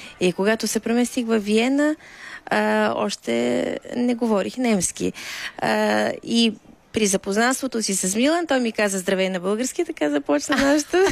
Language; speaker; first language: Bulgarian; native; Bulgarian